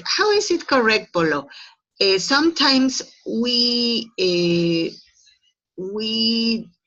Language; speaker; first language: English; non-native, fluent; Spanish